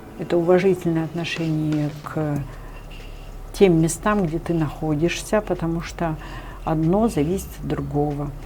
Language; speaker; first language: Russian; non-native, local second language; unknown